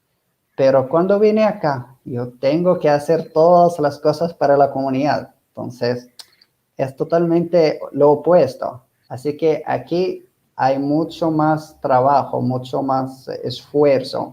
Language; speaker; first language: Spanish; non-native, fluent; Arabic